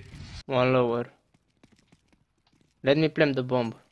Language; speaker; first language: English; non-native, learner; Romanian